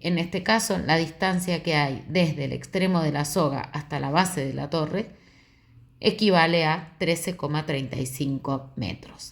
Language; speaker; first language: Spanish; native; Spanish